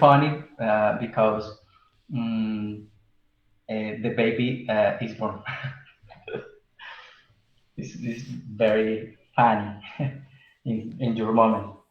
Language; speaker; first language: English; non-native, learner; Spanish